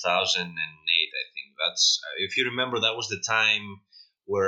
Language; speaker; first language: English; non-native, fluent; Greek